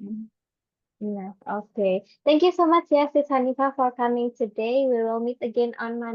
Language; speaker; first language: English; non-native, fluent; Indonesian